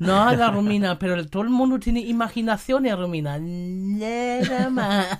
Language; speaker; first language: Spanish; non-native, fluent; German